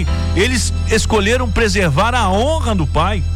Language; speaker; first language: Portuguese; native; Portuguese